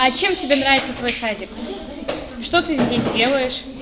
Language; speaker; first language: Russian; native; Russian